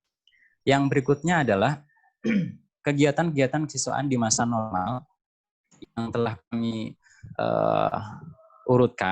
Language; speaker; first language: Indonesian; native; Indonesian